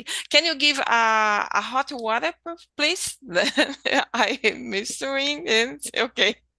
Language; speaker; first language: English; non-native, learner; Portuguese